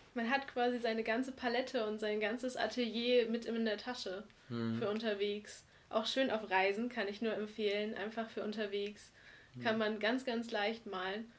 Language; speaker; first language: German; native; German